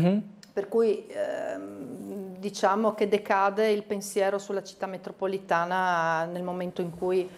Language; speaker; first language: Italian; native; Italian